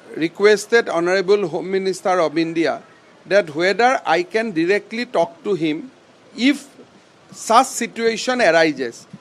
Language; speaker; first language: English; non-native, local second language; Assamese